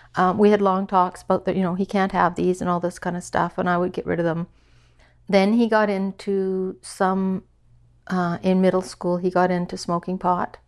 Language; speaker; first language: English; native; English